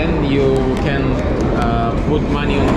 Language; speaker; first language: English; non-native, learner; Russian